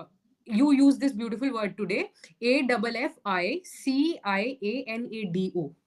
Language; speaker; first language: English; non-native, local second language; Hindi